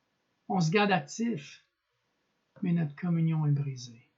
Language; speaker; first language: French; native; French